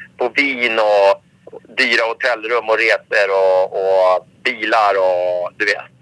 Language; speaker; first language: Swedish; native; Swedish